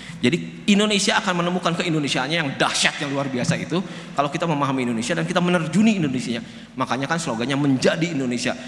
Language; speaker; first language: Indonesian; non-native, local second language; Sundanese